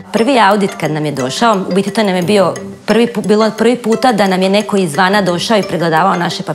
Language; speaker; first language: Croatian; native; Croatian